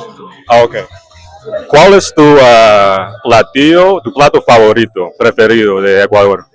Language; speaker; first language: Spanish; non-native, learner; English